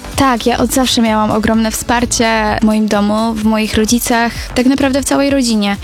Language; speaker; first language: Polish; native; Polish